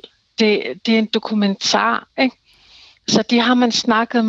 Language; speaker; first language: Danish; non-native, local second language; Kalaallisut